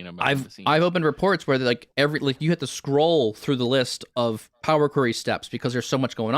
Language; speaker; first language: English; native; English